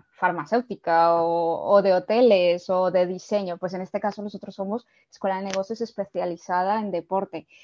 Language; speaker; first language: Spanish; native; Spanish